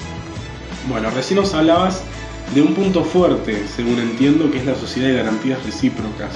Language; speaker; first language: Spanish; native; Spanish